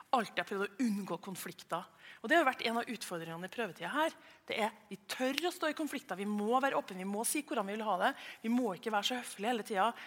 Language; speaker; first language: Norwegian; native; Norwegian